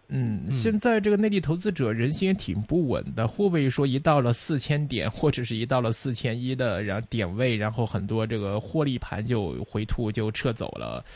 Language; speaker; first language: Chinese; non-native, local second language; Cantonese